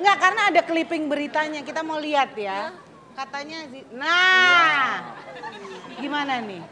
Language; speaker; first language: Indonesian; native; Indonesian